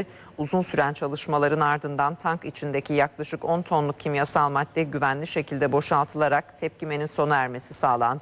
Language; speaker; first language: Turkish; native; Turkish